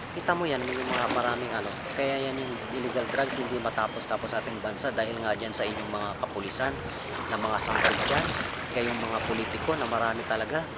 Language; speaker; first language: Filipino; native; Filipino